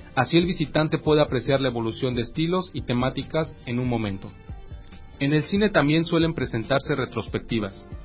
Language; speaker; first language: Spanish; native; Spanish